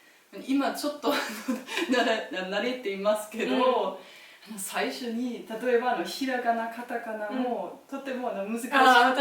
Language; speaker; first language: Japanese; non-native, learner; German